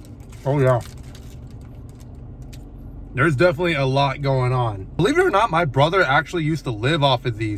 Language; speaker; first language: English; native; English